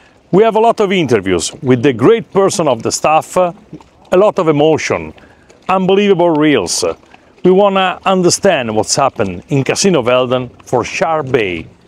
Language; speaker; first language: English; non-native, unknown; Italian